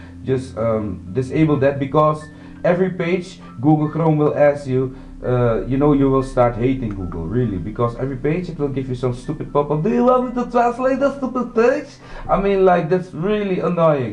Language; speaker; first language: English; non-native, fluent; Dutch